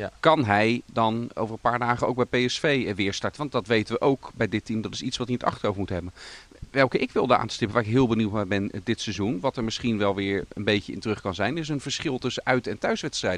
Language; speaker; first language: Dutch; native; Dutch